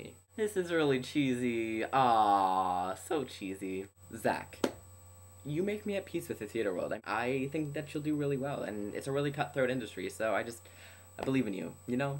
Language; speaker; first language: English; native; English